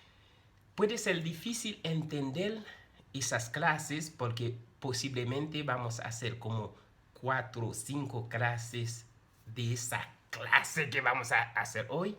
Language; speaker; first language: Spanish; non-native, fluent; Haitian Creole